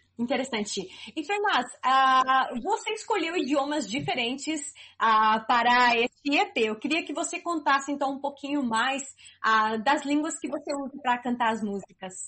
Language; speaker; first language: Portuguese; native; Portuguese